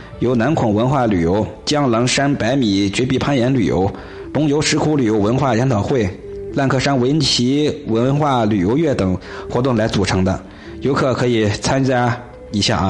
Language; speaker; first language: Chinese; native; Chinese